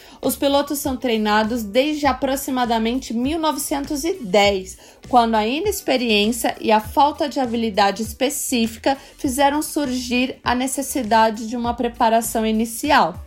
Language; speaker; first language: Portuguese; native; Portuguese